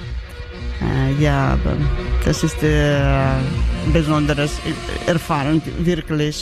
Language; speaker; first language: German; non-native, learner; Georgian